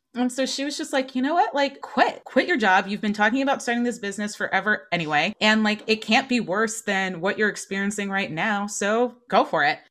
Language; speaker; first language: English; native; English